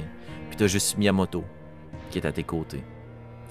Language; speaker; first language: French; native; French